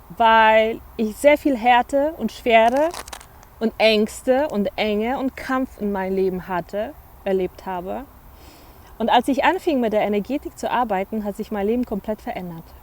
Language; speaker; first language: German; early bilingual, other home language; Polish